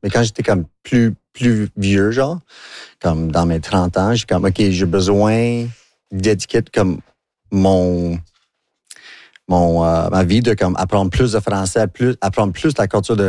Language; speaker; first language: French; non-native, local second language; English